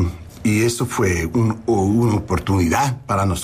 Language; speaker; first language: Spanish; non-native, learner; English